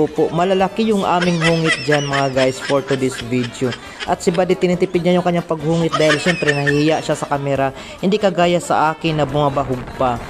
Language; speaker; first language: Filipino; non-native, local second language; Waray